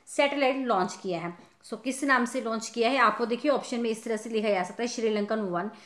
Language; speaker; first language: Hindi; non-native, local second language; Punjabi